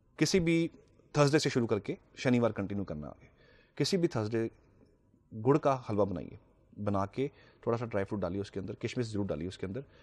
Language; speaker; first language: Hindi; native; Hindi